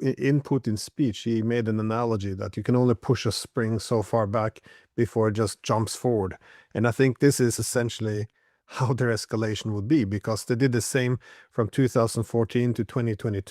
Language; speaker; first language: English; non-native, fluent; Norwegian